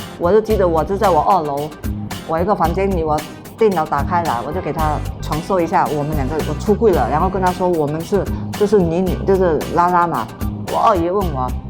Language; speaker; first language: Chinese; non-native, local second language; Min Nan Chinese